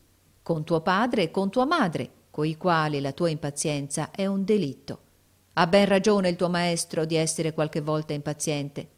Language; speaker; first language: Italian; native; Italian